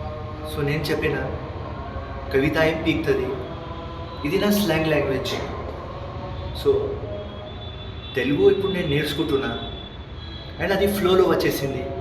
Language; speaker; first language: Telugu; non-native, local second language; Urdu